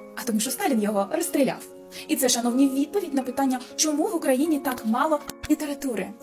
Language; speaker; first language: Ukrainian; non-native, local second language; Russian